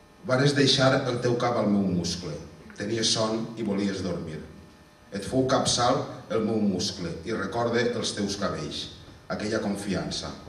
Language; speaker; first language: Catalan; native; Catalan